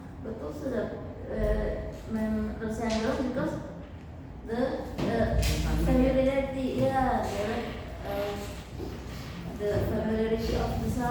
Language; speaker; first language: English; non-native, fluent; Indonesian